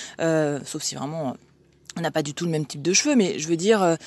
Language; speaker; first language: French; native; French